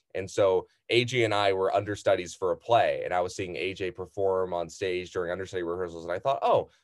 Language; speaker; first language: English; native; English